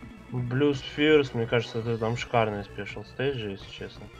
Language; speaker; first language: Russian; native; Russian